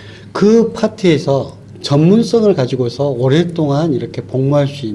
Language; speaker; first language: Korean; native; Korean